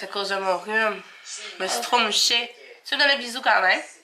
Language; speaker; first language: French; native; French